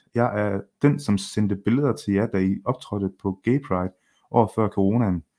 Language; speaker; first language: Danish; early bilingual, other home language; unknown